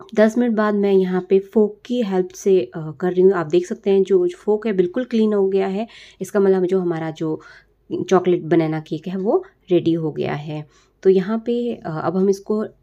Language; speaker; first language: Hindi; native; Hindi